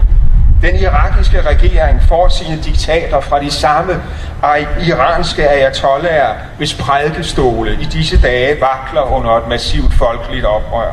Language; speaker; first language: Danish; native; Danish